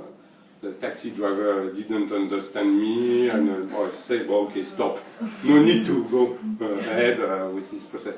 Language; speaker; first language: English; non-native, learner; French